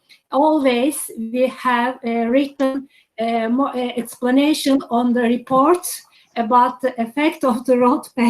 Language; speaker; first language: English; non-native, learner; Turkish